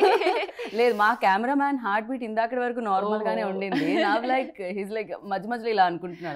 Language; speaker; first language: Telugu; native; Telugu